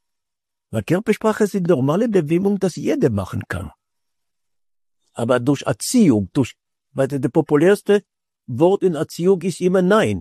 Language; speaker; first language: German; non-native, fluent; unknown